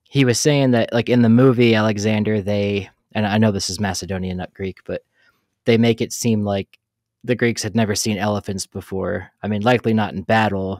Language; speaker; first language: English; native; English